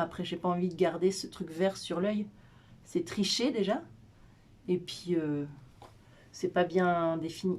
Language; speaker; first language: French; native; French